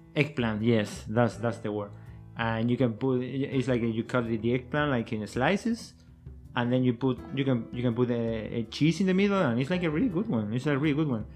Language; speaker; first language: English; non-native, learner; Spanish